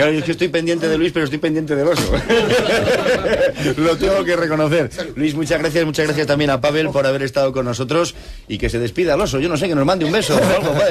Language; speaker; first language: Spanish; native; Spanish